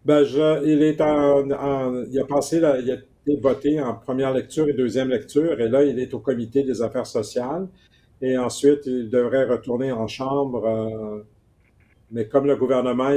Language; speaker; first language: French; native; French